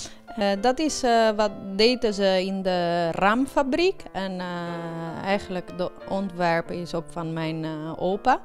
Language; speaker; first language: Dutch; early bilingual, heritage; Italian